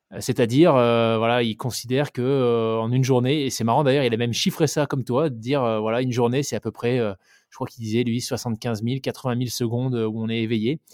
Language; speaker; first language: French; native; French